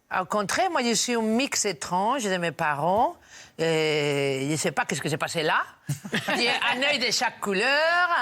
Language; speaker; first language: French; non-native, fluent; Spanish